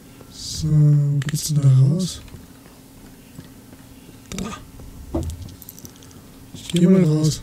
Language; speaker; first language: German; native; German